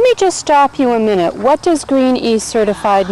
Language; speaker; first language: English; native; English